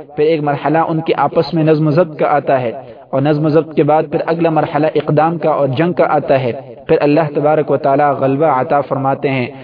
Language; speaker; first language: Urdu; non-native, local second language; Pashto